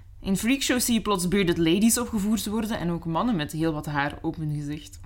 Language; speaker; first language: Dutch; native; Dutch